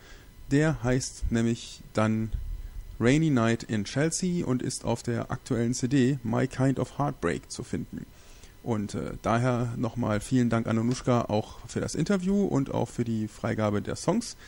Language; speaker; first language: German; native; German